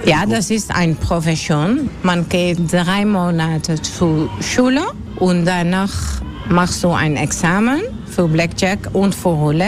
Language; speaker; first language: German; non-native, learner; Dutch